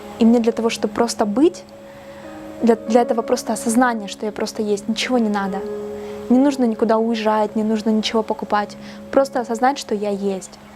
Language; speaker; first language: Russian; native; Russian